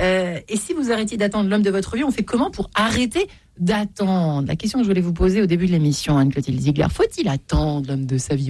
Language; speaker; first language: French; native; French